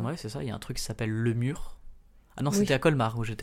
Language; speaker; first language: French; native; French